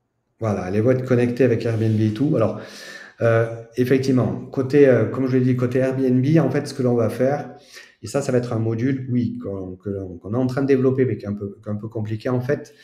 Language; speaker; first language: French; native; French